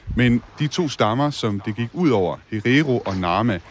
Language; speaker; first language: Danish; native; Danish